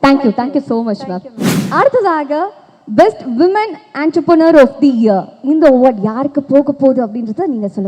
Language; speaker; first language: Tamil; native; Tamil